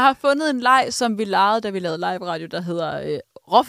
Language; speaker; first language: Danish; native; Danish